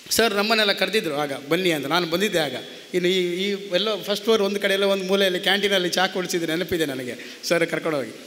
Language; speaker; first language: Kannada; native; Kannada